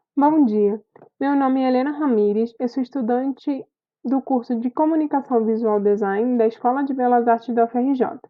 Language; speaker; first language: Portuguese; non-native, fluent; Spanish